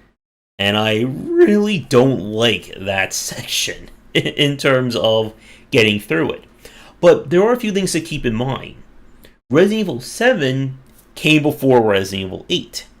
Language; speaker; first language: English; native; English